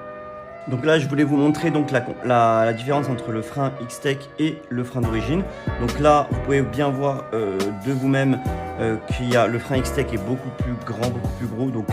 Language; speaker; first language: French; native; French